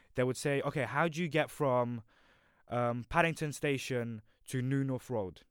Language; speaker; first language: English; native; English